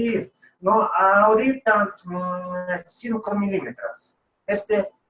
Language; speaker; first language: Spanish; non-native, learner; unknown